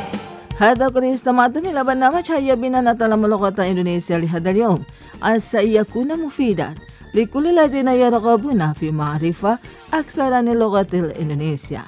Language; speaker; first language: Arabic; non-native, fluent; Indonesian